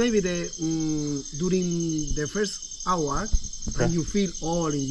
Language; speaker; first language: English; non-native, learner; Spanish